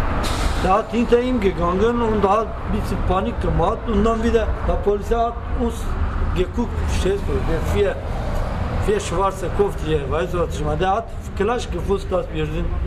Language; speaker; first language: German; non-native, learner; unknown